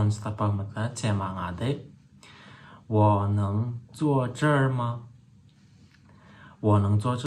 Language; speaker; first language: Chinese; non-native, fluent; Turkmen